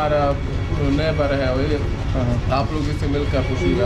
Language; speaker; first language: Hindi; non-native, fluent; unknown